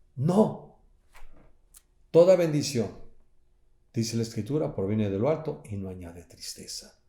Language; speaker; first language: Spanish; native; Spanish